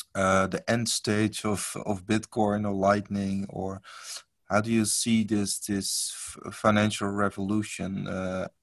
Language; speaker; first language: English; non-native, fluent; Dutch